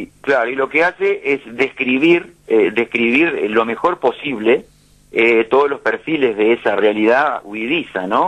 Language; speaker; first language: Spanish; native; Spanish